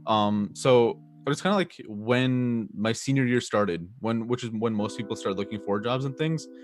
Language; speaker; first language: English; native; English